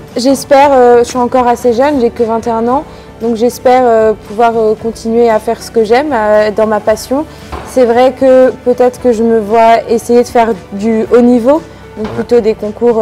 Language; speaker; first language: French; native; French